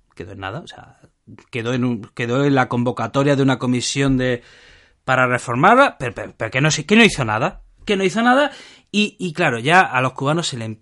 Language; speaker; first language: Spanish; native; Spanish